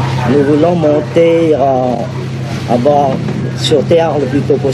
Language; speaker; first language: French; non-native, fluent; Vietnamese